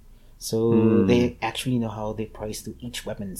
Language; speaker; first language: English; non-native, local second language; Filipino